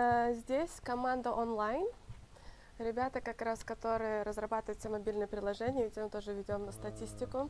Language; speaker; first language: Russian; native; Russian